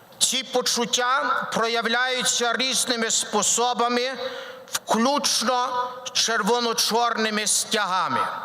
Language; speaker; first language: Ukrainian; early bilingual, heritage; Ukrainian